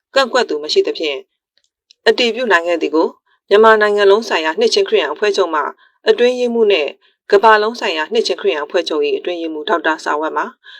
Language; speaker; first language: Burmese; non-native, local second language; Tedim Chin